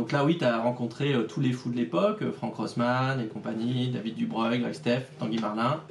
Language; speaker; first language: French; native; French